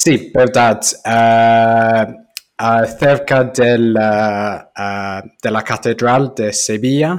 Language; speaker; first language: Spanish; non-native, fluent; English